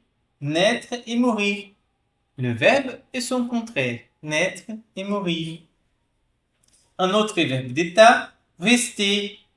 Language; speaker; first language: French; non-native, fluent; Portuguese